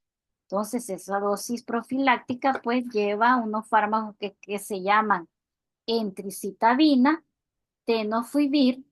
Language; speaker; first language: Spanish; native; Spanish